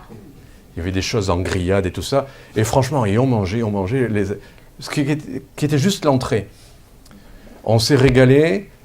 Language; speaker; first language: French; native; French